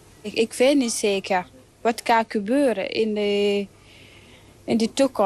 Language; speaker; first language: Dutch; non-native, learner; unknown